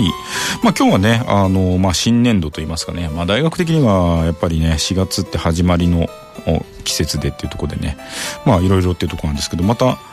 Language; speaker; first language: Japanese; native; Japanese